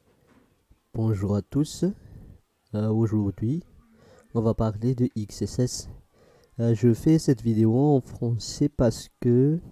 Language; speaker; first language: French; non-native, fluent; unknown